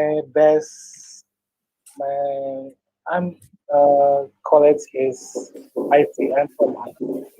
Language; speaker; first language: English; non-native, learner; Indonesian